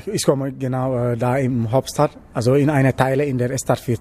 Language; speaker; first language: German; non-native, fluent; Wolof